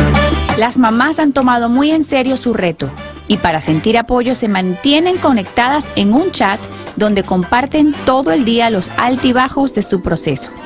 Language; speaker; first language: Spanish; native; Spanish